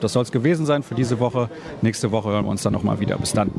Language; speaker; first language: German; native; German